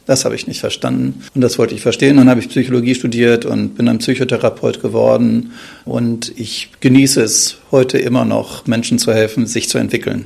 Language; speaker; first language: German; native; German